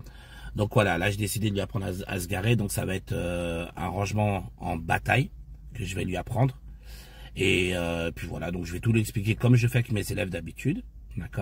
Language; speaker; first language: French; native; French